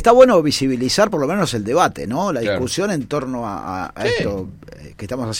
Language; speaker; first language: Spanish; native; Spanish